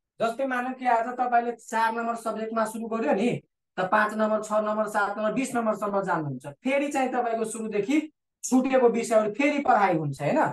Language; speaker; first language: Nepali; non-native, local second language; Maithili